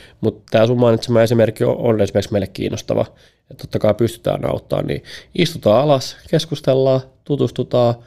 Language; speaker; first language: Finnish; early bilingual, other home language; Bosnian